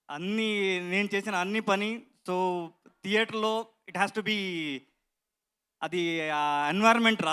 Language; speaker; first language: Telugu; non-native, local second language; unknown